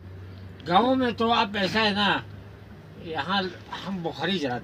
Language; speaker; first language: Hindi; non-native, local second language; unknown